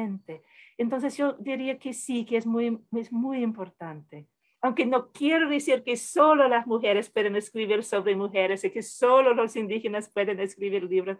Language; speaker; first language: Spanish; non-native, fluent; English